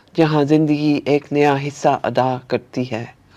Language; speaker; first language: Urdu; early bilingual, heritage; Urdu